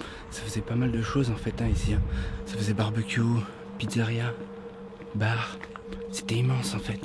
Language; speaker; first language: French; native; French